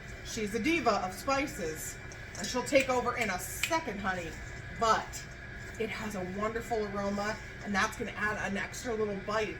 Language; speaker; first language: English; native; English